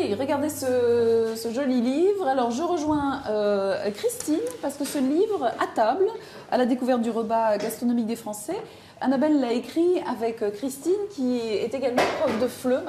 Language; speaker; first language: French; native; French